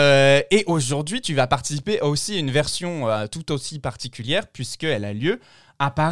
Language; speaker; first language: French; native; French